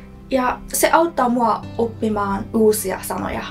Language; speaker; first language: Finnish; non-native, learner; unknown